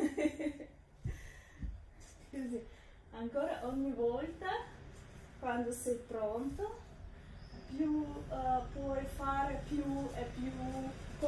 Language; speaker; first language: Italian; non-native, learner; Russian